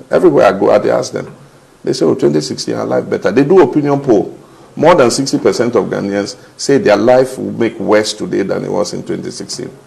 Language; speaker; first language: Nigerian Pidgin; non-native, fluent; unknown